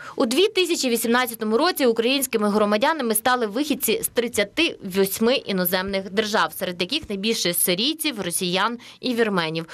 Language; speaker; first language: Ukrainian; native; Ukrainian